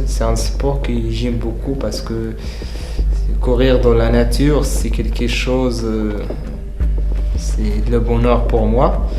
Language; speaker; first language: French; non-native, learner; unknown